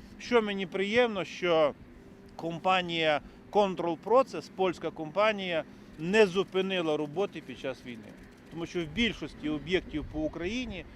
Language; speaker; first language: Ukrainian; native; Ukrainian